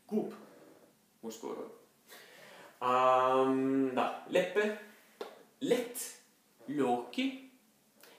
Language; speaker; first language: Russian; non-native, fluent; Norwegian